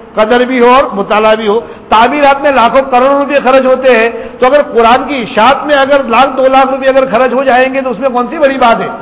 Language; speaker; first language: Urdu; non-native, local second language; Gujarati